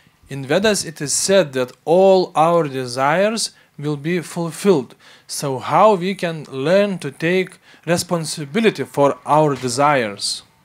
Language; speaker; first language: English; non-native, fluent; Lithuanian